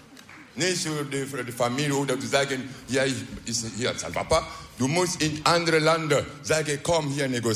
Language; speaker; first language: Dutch; non-native, learner; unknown